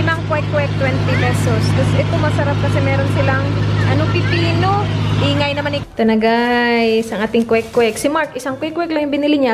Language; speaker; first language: Filipino; non-native, local second language; Cebuano